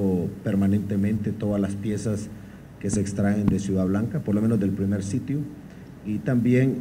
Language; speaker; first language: Spanish; native; Spanish